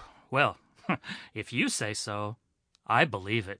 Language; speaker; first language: English; native; English